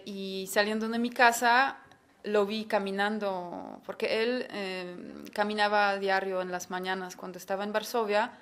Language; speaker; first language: Spanish; non-native, fluent; Polish